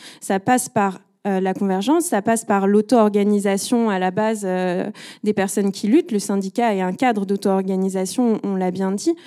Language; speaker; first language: French; native; French